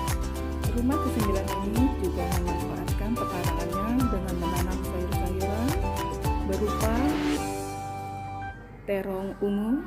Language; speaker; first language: Indonesian; native; Indonesian